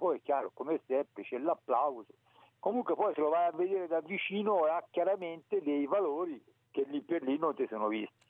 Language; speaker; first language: Italian; native; Italian